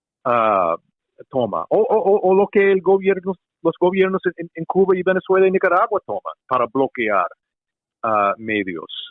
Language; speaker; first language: Spanish; non-native, fluent; English